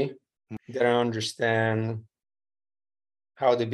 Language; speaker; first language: English; non-native, fluent; Ukrainian